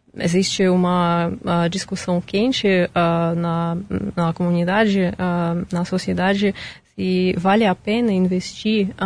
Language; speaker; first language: Portuguese; non-native, fluent; Russian